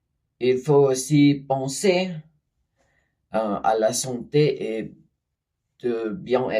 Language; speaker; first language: French; non-native, learner; Spanish